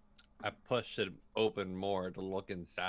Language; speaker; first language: English; native; English